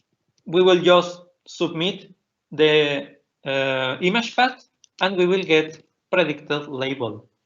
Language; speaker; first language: English; non-native, fluent; Spanish